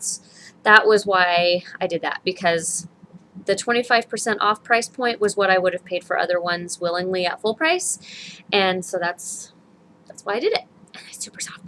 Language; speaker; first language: English; native; English